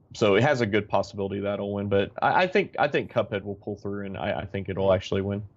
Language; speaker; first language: English; native; English